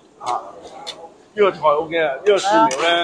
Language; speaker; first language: Cantonese; native; Cantonese